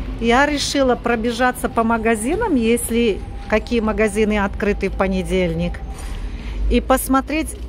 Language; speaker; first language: Russian; native; Russian